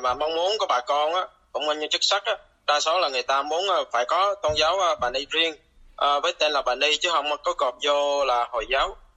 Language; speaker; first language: Vietnamese; non-native, local second language; Eastern Cham